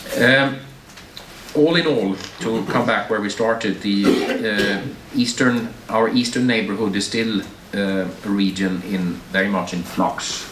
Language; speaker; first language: English; non-native, fluent; Swedish